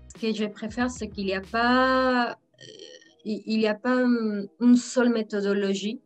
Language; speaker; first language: French; non-native, fluent; Spanish